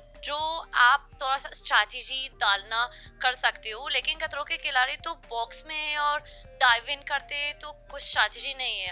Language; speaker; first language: Hindi; non-native, learner; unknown